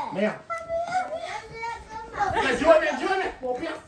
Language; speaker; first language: Chinese; native; Chinese